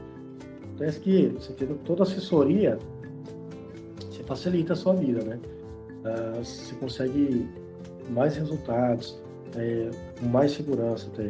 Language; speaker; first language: Portuguese; native; Portuguese